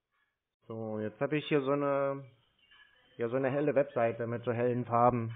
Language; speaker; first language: German; native; German